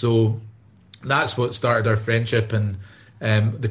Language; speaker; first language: English; native; English